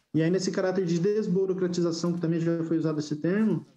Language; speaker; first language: Portuguese; native; Portuguese